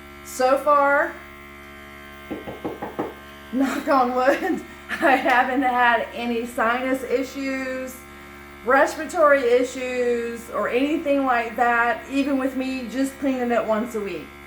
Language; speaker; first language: English; native; English